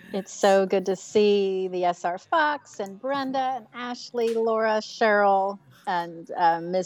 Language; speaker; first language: English; native; English